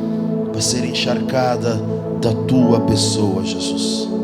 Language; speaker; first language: Portuguese; native; Portuguese